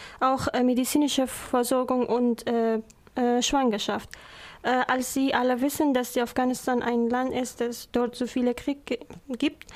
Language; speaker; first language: German; non-native, learner; Persian